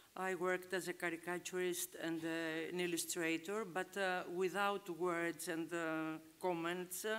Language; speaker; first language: English; non-native, fluent; Greek